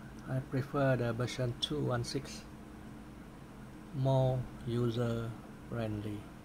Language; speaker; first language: English; non-native, local second language; Malay